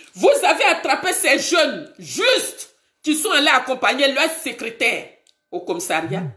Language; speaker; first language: French; non-native, local second language; Baoulé